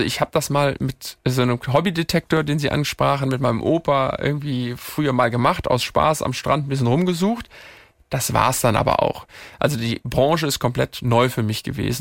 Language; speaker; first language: German; native; German